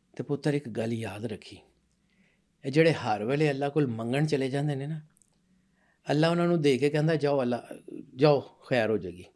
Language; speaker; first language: Urdu; non-native, local second language; Punjabi